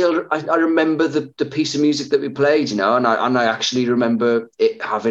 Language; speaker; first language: English; native; English